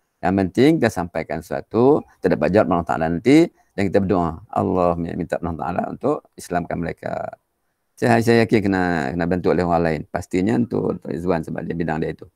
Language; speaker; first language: Malay; native; Malay